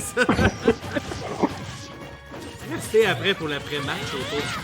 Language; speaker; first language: French; native; French